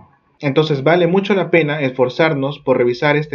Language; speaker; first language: Spanish; native; Spanish